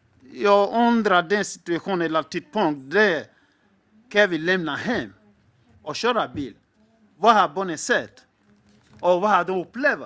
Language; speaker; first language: Swedish; non-native, fluent; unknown